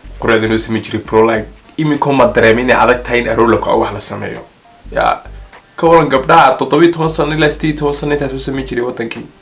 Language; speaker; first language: Somali; early bilingual, heritage; Somali